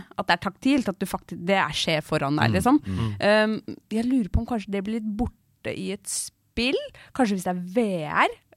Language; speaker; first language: Norwegian; early bilingual, other home language; Turkish